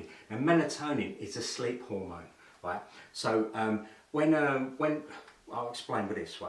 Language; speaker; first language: English; native; English